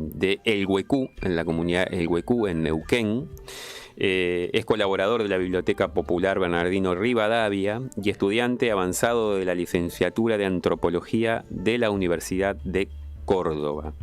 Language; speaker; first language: Spanish; native; Spanish